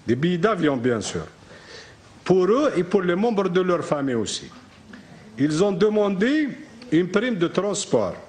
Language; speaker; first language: French; non-native, local second language; Arabic